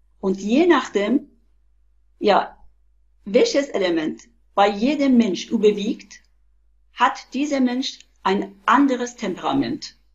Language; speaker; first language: German; non-native, fluent; Persian